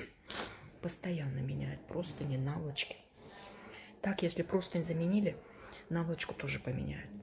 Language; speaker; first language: Russian; native; Russian